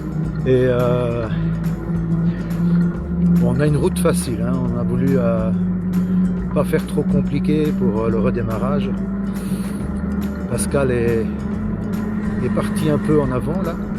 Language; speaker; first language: French; native; French